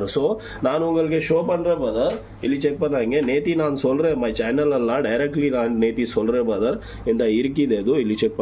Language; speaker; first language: Tamil; non-native, learner; Kannada